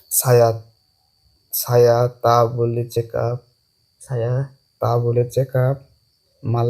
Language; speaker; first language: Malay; non-native, learner; Bangla